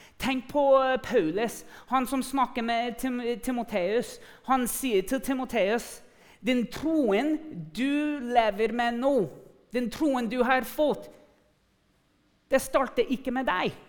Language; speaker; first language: Norwegian; non-native, fluent; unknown